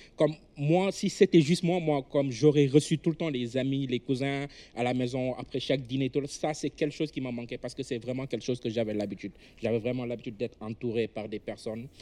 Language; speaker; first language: French; non-native, local second language; Wolof